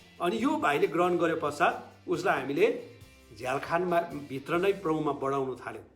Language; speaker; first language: Nepali; native; Nepali